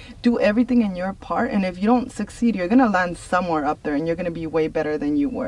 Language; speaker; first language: English; early bilingual, other home language; Spanish